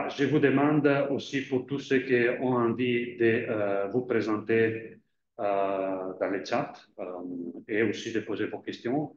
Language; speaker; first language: French; non-native, fluent; Italian